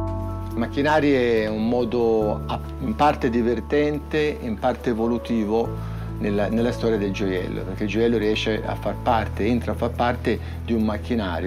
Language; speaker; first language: Italian; native; Italian